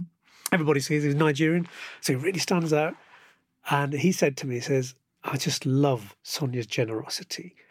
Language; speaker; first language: English; native; English